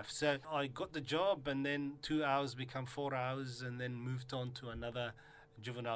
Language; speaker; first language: English; non-native, fluent; Somali